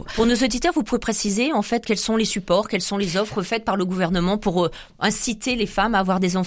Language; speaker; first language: French; native; French